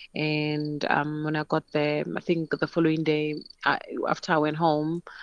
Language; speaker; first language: English; non-native, local second language; Northern Sotho